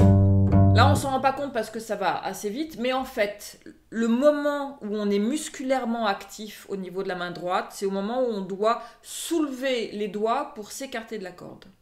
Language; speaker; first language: French; native; French